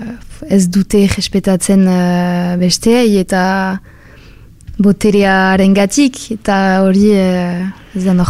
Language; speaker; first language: Basque; non-native, local second language; French